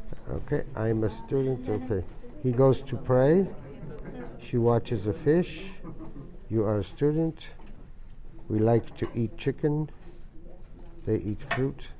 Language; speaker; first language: English; native; English